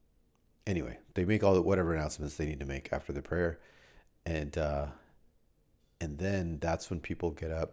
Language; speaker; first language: English; early bilingual, other home language; Urdu